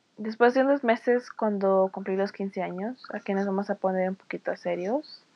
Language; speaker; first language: Spanish; early bilingual, heritage; Spanish